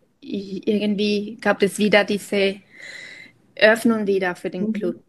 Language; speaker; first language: German; non-native, fluent; Spanish